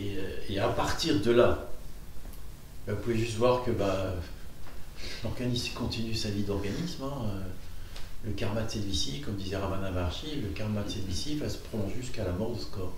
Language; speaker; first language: French; native; French